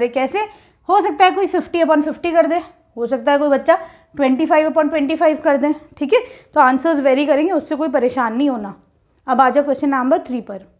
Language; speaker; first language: Hindi; native; Hindi